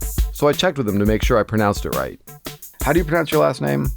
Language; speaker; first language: English; native; English